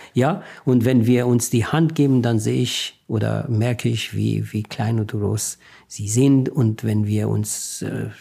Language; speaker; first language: German; non-native, fluent; Persian